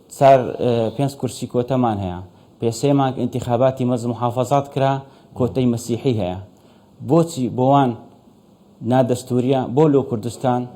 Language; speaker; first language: Central Kurdish; non-native, local second language; Syriac